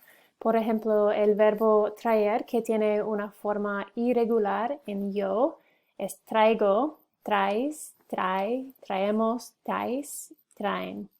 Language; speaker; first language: Spanish; non-native, fluent; English